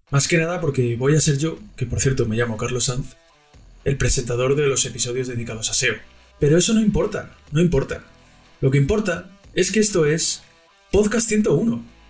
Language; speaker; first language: Spanish; native; Spanish